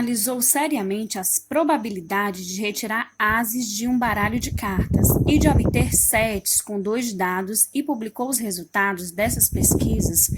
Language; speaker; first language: Portuguese; native; Portuguese